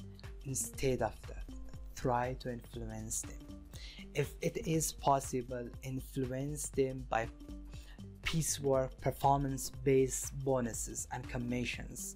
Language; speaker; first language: English; non-native, fluent; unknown